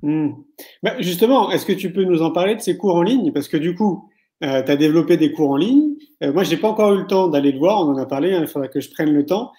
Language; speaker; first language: French; native; French